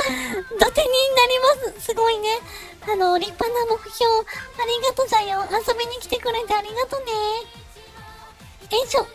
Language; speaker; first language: Japanese; native; Japanese